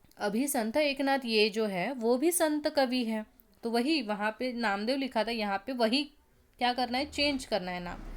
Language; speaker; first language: Hindi; non-native, local second language; Marathi